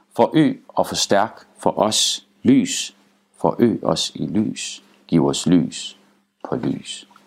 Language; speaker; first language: Danish; early bilingual, other home language; Arabic